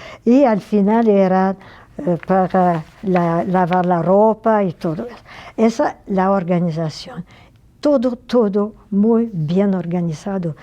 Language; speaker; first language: Spanish; non-native, fluent; French